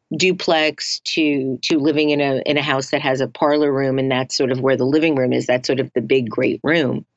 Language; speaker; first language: English; native; English